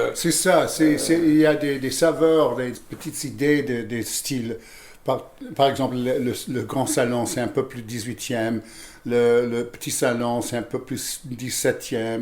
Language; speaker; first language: French; non-native, fluent; English